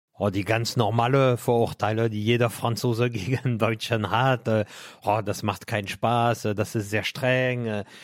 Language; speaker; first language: German; non-native, fluent; French